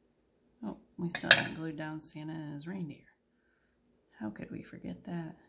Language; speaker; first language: English; native; English